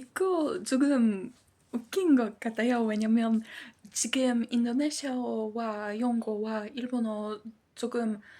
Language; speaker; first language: Korean; non-native, learner; Polish